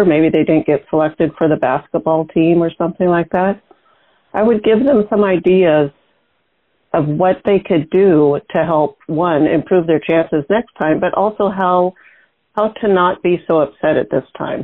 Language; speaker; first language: English; native; English